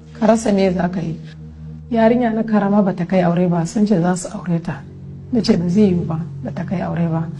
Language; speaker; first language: Hausa; non-native, local second language; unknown